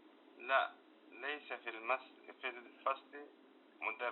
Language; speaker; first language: Arabic; non-native, learner; Tigrinya